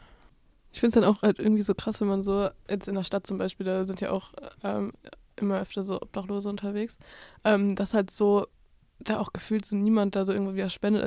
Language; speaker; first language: German; native; German